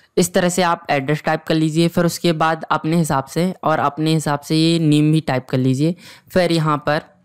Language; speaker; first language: Hindi; native; Hindi